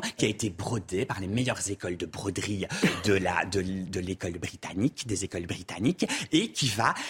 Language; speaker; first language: French; native; French